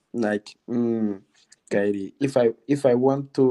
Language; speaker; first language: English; non-native, fluent; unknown